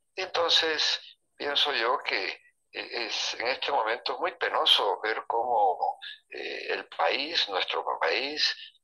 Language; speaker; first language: Spanish; native; Spanish